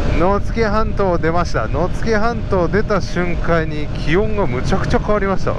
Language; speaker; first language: Japanese; native; Japanese